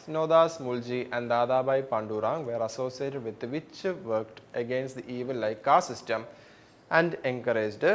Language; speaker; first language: English; non-native, local second language; Malayalam